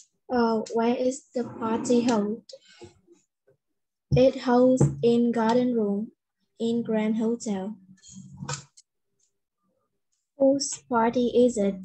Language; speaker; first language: English; non-native, learner; Vietnamese